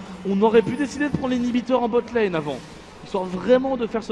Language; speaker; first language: French; native; French